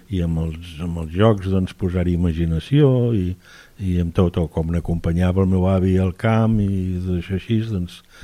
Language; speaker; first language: Catalan; native; Catalan